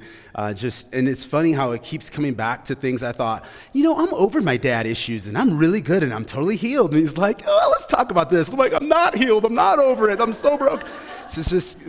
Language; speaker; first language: English; native; English